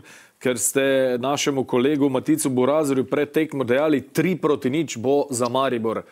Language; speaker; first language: Slovenian; native; Slovenian